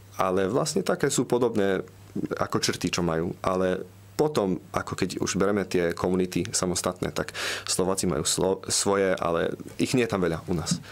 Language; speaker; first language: Slovak; early bilingual, heritage; Slovak